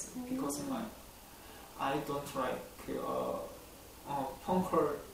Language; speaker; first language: English; non-native, learner; Korean